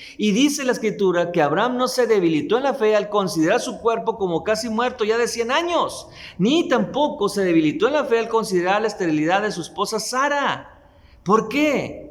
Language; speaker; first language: Spanish; native; Spanish